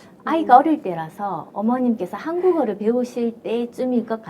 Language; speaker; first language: Korean; native; Korean